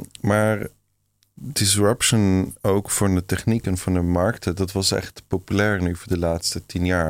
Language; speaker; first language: Dutch; non-native, fluent; German